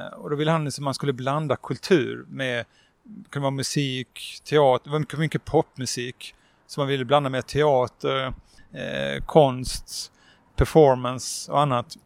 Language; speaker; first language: Swedish; native; Swedish